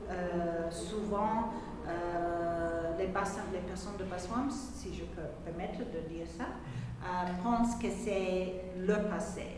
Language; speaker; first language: French; non-native, fluent; English